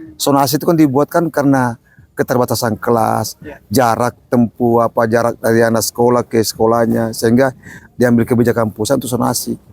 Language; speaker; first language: Indonesian; non-native, local second language; Buginese